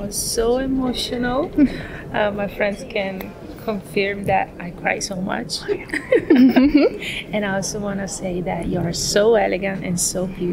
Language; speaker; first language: English; non-native, learner; Italian